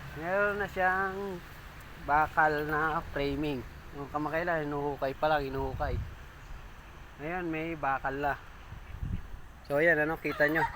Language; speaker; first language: Filipino; native; Filipino